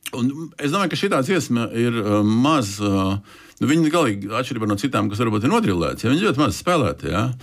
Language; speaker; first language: Latvian; native; Latvian